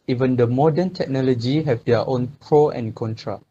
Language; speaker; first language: English; non-native, local second language; Malay